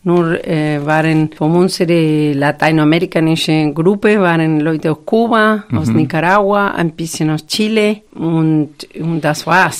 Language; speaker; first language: German; non-native, fluent; Spanish